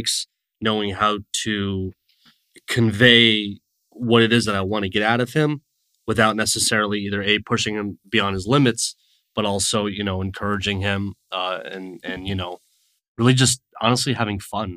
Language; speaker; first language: English; native; English